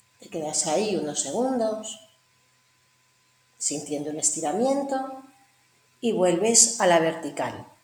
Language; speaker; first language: Spanish; native; Spanish